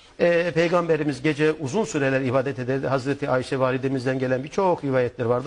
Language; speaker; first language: Turkish; native; Turkish